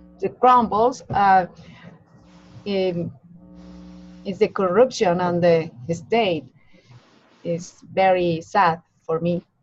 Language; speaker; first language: English; non-native, learner; Spanish